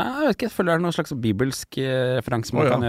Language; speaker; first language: Norwegian; native; Norwegian